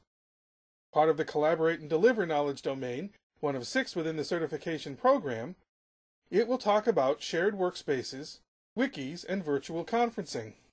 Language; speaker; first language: English; native; English